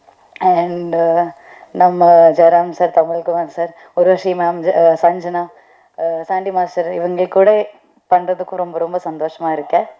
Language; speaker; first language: Tamil; non-native, learner; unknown